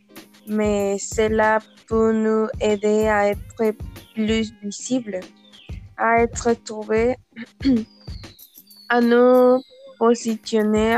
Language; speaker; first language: French; non-native, learner; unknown